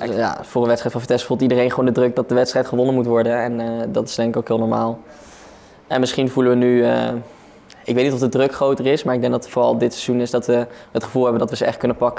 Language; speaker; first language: Dutch; native; Dutch